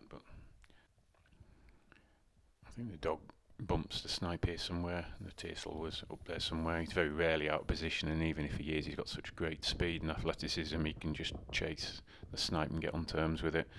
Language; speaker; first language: English; native; English